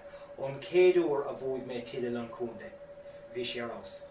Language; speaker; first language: Irish; non-native, local second language; English